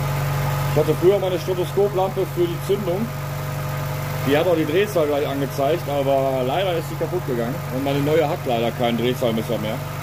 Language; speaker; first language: German; native; German